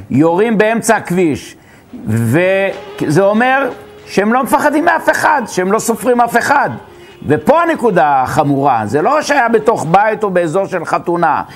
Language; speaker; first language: Hebrew; native; Hebrew